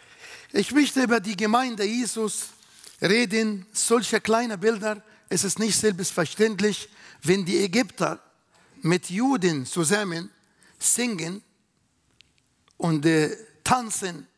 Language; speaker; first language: German; non-native, learner; Arabic